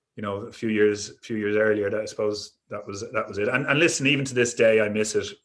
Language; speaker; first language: English; native; English